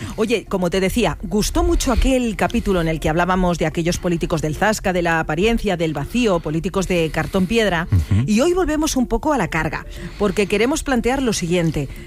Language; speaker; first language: Spanish; native; Spanish